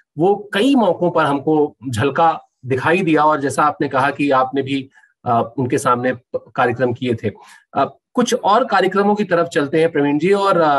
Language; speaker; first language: Hindi; native; Hindi